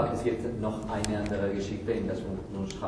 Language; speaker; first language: German; non-native, learner; Spanish